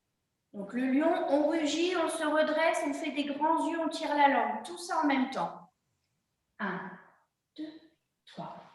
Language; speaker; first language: French; native; French